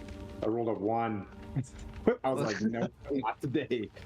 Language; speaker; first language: English; native; English